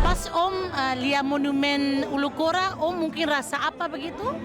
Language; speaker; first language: Indonesian; native; Indonesian